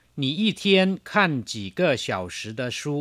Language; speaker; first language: Chinese; non-native, fluent; Thai